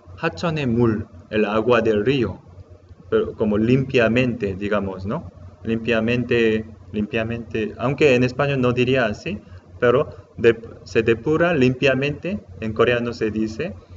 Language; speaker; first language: Spanish; non-native, learner; Korean